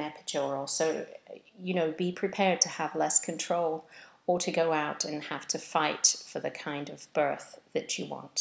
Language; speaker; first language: English; native; English